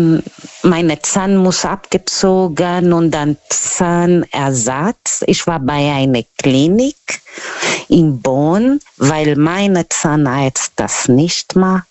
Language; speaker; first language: German; non-native, learner; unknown